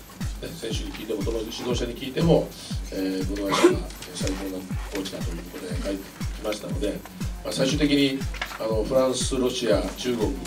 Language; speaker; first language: Japanese; native; Japanese